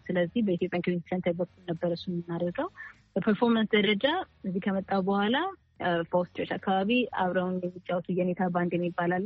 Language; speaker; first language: Amharic; native; Amharic